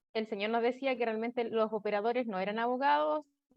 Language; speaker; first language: Spanish; native; Spanish